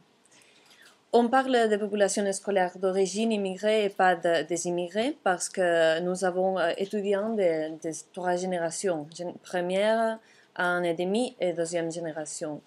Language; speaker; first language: French; non-native, fluent; Catalan